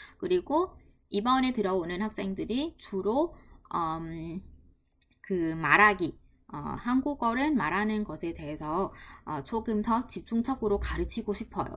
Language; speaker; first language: Korean; non-native, fluent; Vietnamese